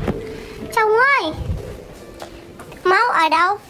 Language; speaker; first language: Vietnamese; non-native, learner; Indonesian